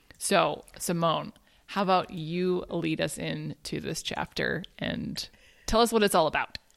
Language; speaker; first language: English; native; English